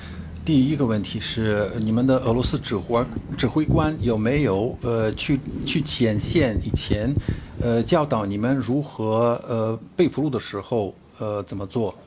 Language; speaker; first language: Chinese; non-native, fluent; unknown